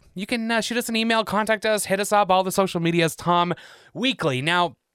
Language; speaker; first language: English; native; English